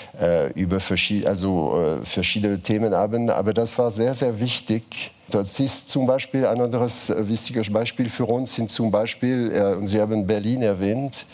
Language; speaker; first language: German; non-native, fluent; French